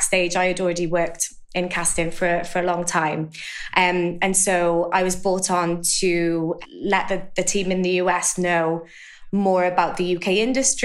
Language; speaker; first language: English; native; English